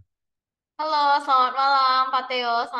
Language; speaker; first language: Indonesian; native; Indonesian